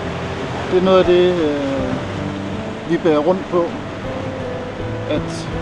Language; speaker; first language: Danish; native; Danish